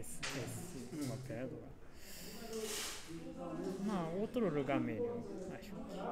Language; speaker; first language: Portuguese; non-native, learner; Japanese